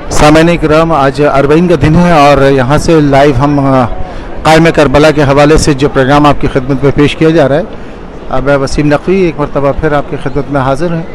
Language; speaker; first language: Urdu; native; Urdu